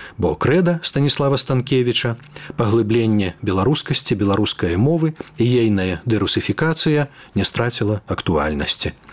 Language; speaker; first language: Belarusian; native; Belarusian